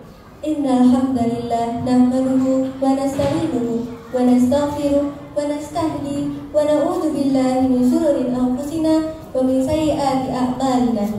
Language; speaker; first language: Arabic; non-native, learner; Indonesian